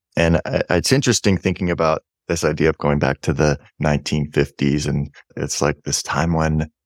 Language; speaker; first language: English; native; English